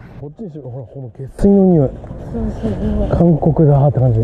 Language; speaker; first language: Japanese; native; Japanese